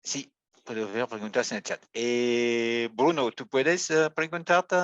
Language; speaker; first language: Spanish; non-native, learner; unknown